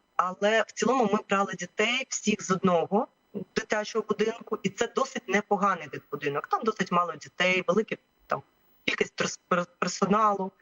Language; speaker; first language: Ukrainian; native; Ukrainian